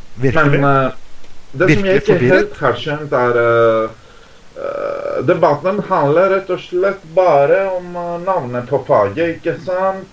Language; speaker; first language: Norwegian; non-native, fluent; Greek